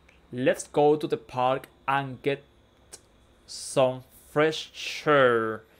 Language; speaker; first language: English; non-native, learner; Spanish